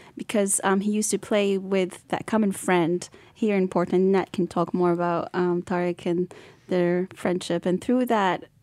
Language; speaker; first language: English; non-native, fluent; Arabic